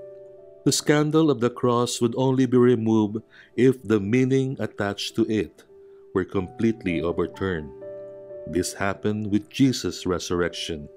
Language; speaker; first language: English; non-native, local second language; Filipino